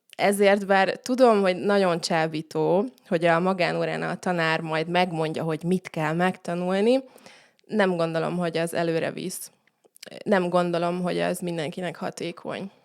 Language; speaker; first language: Hungarian; native; Hungarian